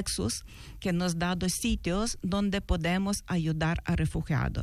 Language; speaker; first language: Spanish; non-native, learner; Ukrainian